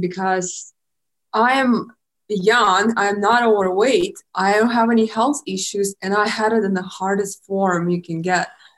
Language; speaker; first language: English; non-native, fluent; Russian